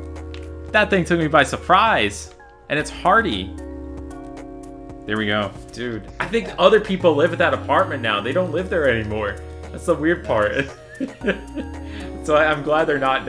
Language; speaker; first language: English; native; English